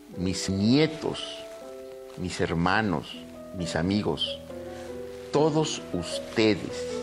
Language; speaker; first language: Spanish; native; Spanish